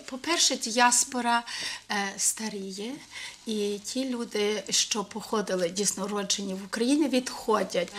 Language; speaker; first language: Ukrainian; early bilingual, heritage; Ukrainian